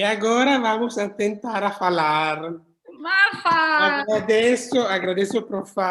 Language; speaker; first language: Portuguese; non-native, learner; Italian